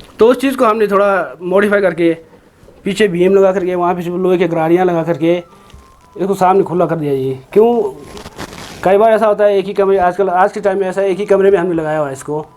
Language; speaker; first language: Hindi; non-native, local second language; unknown